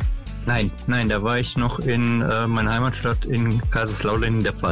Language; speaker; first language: German; native; German